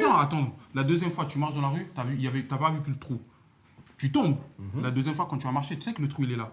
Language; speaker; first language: French; early bilingual, other home language; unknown